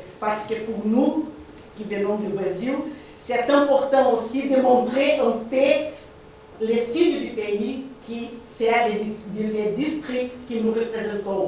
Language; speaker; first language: French; non-native, fluent; Portuguese